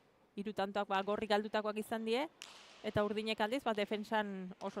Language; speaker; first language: Basque; native; Basque